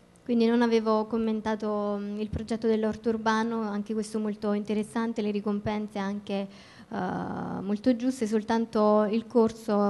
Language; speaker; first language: Italian; native; Italian